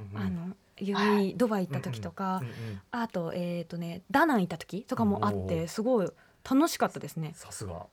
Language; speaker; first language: Japanese; native; Japanese